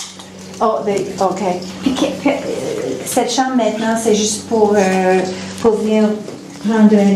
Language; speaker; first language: French; non-native, learner; English